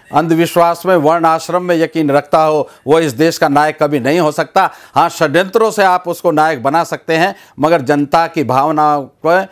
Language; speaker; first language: Hindi; native; Hindi